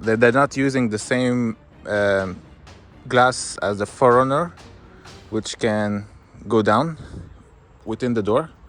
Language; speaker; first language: English; non-native, fluent; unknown